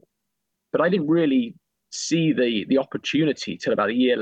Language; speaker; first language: English; native; English